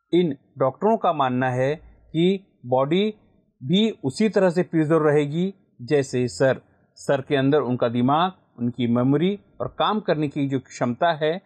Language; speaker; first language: Hindi; non-native, local second language; Gujarati